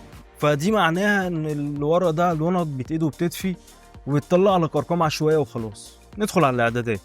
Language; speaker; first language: Arabic; native; Arabic